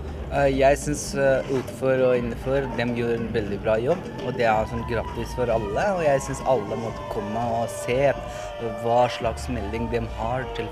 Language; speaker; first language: Norwegian; non-native, fluent; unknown